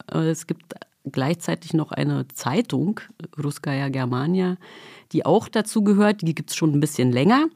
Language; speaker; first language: German; native; German